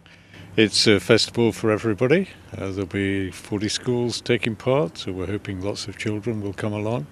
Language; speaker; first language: English; native; English